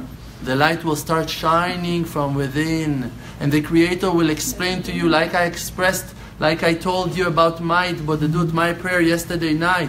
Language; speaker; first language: English; non-native, fluent; Hebrew